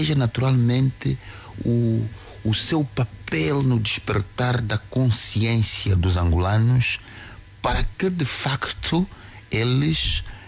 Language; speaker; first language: Portuguese; non-native, local second language; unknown